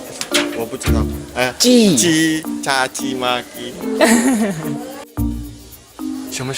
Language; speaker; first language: Chinese; non-native, learner; Indonesian